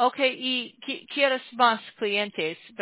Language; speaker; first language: Spanish; non-native, learner; English